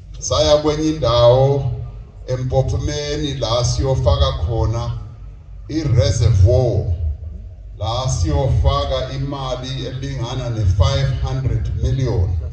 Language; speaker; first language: Zulu; non-native, local second language; Venda